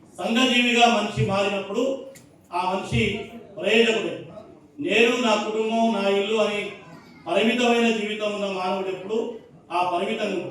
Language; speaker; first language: Telugu; native; Telugu